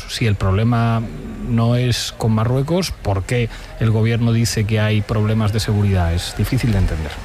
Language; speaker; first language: Spanish; native; Spanish